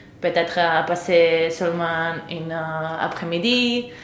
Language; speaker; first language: French; non-native, fluent; Spanish